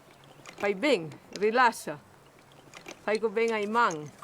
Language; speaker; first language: Italian; non-native, local second language; Occitan